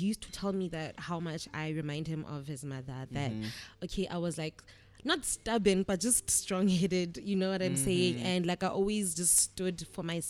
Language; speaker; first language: English; non-native, local second language; Tswana